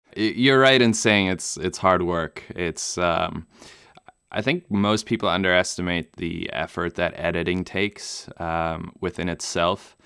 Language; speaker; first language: English; non-native, local second language; German